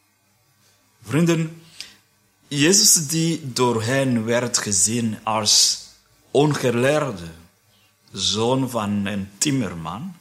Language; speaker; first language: Dutch; non-native, fluent; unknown